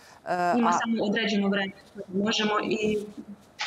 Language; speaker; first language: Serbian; non-native, learner; Ukrainian